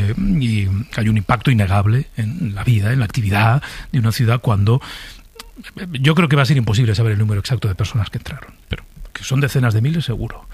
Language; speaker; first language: Spanish; native; Spanish